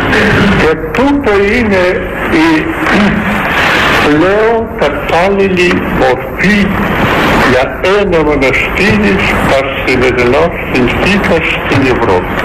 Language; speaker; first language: Greek; non-native, fluent; Russian